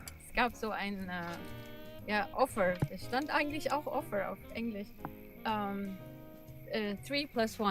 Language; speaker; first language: German; non-native, fluent; Arabic